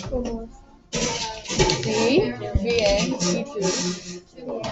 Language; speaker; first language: Spanish; non-native, learner; English